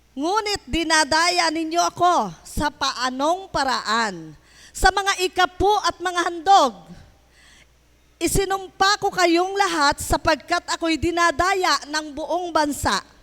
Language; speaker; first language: Filipino; native; Filipino